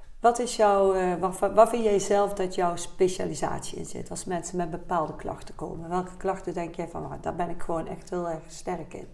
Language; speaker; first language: Dutch; native; Dutch